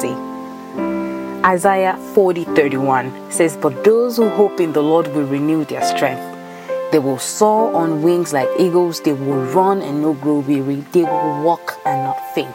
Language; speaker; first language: English; non-native, local second language; Yoruba